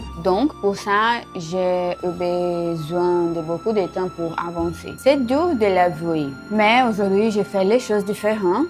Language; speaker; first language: French; non-native, learner; Portuguese